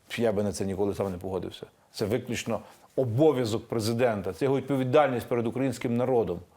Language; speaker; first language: Ukrainian; native; Ukrainian